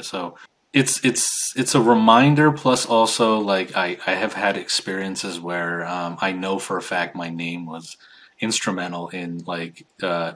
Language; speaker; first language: English; native; English